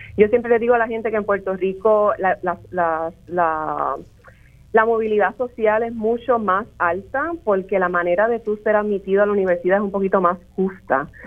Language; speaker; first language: Spanish; native; Spanish